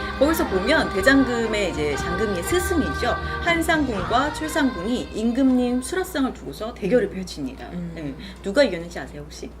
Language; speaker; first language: Korean; native; Korean